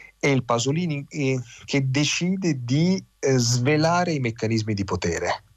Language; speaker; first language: Italian; native; Italian